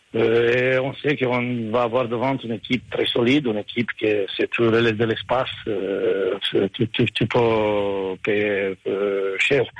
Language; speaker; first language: French; non-native, fluent; Romanian